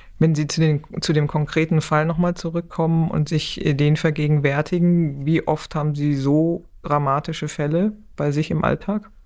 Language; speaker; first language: German; native; German